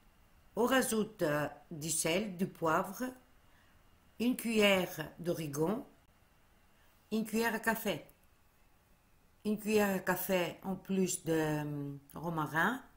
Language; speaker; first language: French; non-native, fluent; Greek